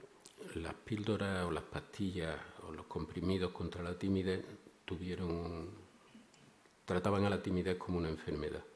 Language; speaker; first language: Spanish; native; Spanish